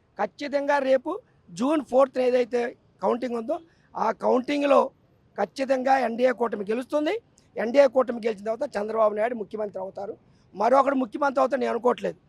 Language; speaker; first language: Telugu; native; Telugu